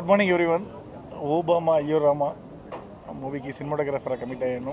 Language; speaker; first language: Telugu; non-native, learner; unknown